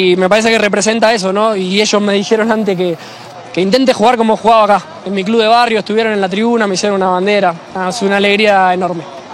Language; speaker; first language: Spanish; native; Spanish